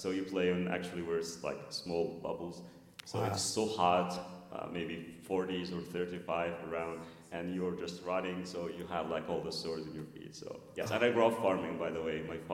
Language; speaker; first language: English; non-native, fluent; Arabic